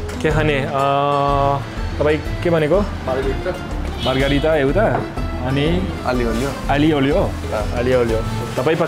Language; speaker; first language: Nepali; non-native, learner; French